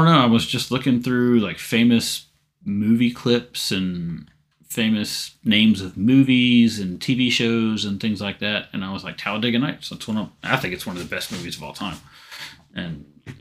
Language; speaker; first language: English; native; English